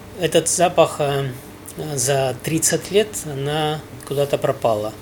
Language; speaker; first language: Russian; non-native, fluent; Spanish